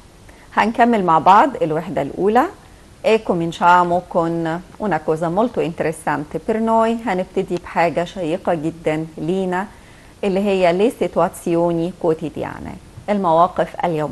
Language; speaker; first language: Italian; non-native, fluent; Arabic